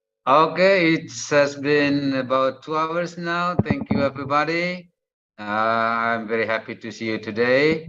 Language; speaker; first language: English; non-native, fluent; Indonesian